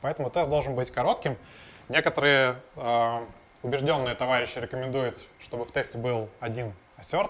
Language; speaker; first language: Russian; native; Russian